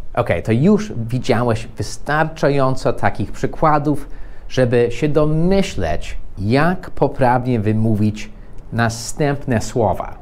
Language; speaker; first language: Polish; non-native, fluent; English